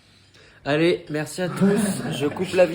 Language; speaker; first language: French; native; French